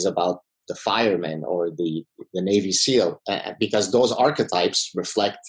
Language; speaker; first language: English; non-native, fluent; Arabic